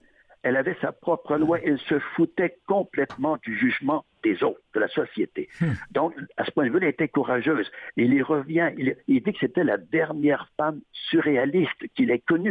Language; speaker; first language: French; native; French